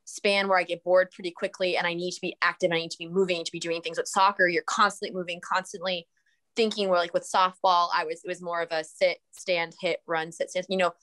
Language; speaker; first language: English; native; English